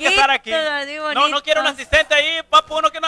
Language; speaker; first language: Spanish; native; Spanish